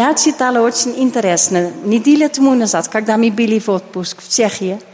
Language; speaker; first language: Russian; non-native, learner; Dutch